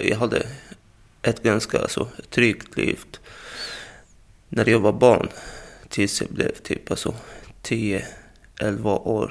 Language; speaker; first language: Swedish; non-native, fluent; Arabic